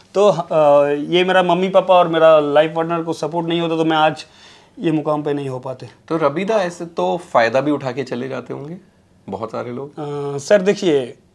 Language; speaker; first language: Hindi; non-native, local second language; Bangla